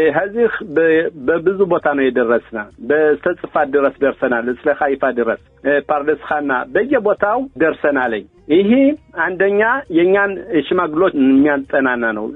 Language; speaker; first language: Amharic; early bilingual, heritage; Amharic